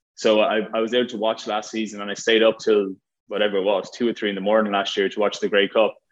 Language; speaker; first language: English; native; English